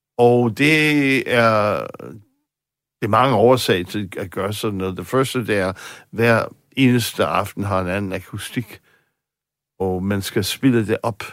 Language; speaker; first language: Danish; non-native, fluent; English